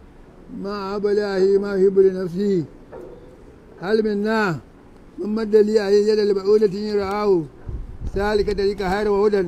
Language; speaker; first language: Arabic; non-native, fluent; Hausa